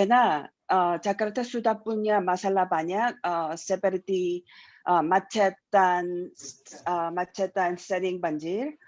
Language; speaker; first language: Indonesian; non-native, learner; Korean